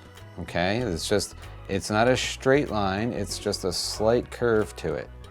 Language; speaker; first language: English; native; English